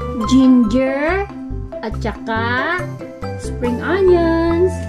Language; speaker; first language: English; non-native, local second language; Filipino